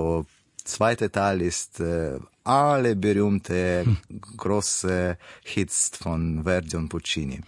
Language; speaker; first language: German; non-native, learner; Russian